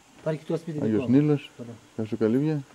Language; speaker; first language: Greek; non-native, learner; Romanian